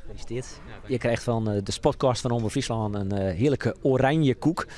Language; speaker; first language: Dutch; native; Dutch